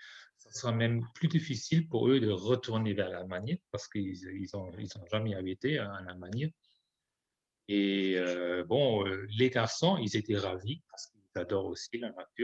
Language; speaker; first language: French; non-native, fluent; German